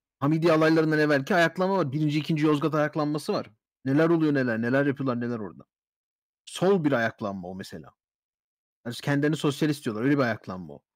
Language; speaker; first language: Turkish; native; Turkish